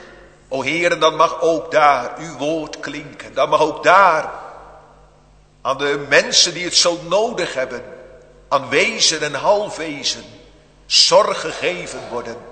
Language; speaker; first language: Dutch; native; Dutch